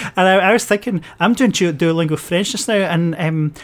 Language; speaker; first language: English; native; English